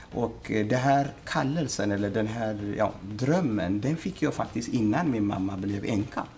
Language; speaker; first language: Swedish; non-native, fluent; Amharic